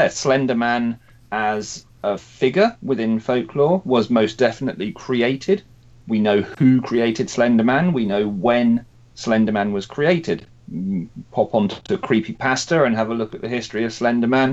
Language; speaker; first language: English; native; English